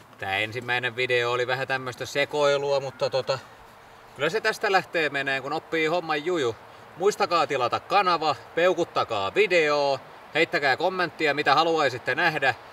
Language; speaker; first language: Finnish; native; Finnish